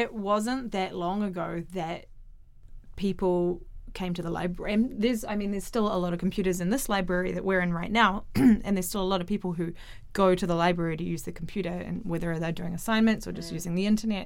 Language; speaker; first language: English; native; English